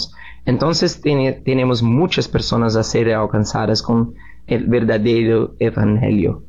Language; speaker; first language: Spanish; non-native, learner; Portuguese